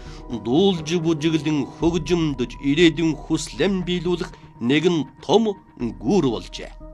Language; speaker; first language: Mongolian; native; Mongolian